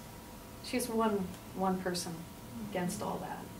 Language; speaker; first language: English; native; English